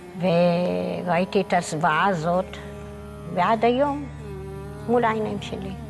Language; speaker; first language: Hebrew; non-native, fluent; Arabic